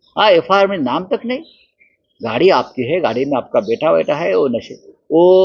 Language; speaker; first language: Hindi; non-native, local second language; Marathi